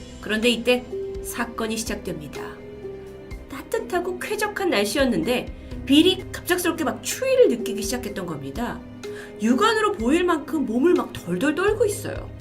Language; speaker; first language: Korean; native; Korean